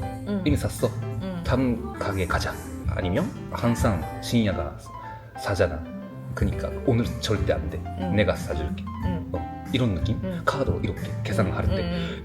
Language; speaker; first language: Korean; non-native, learner; Japanese